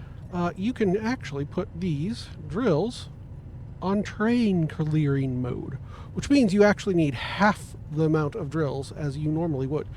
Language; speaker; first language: English; native; English